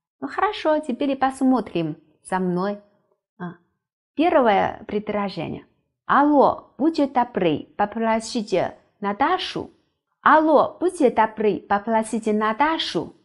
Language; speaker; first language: Russian; non-native, fluent; Chinese